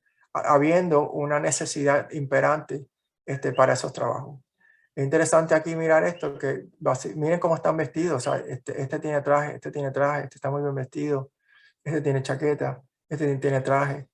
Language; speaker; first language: Spanish; native; Spanish